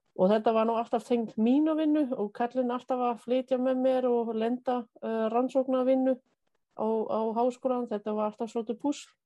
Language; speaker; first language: Icelandic; non-native, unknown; German